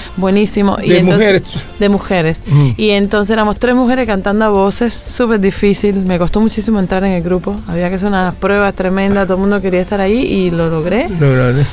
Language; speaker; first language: Spanish; native; Spanish